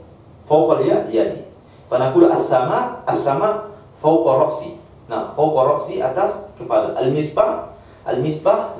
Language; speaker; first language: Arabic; non-native, fluent; Malay